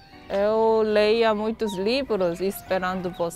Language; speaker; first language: Portuguese; non-native, learner; Korean